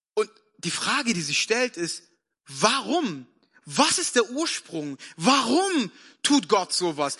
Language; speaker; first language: German; early bilingual, other home language; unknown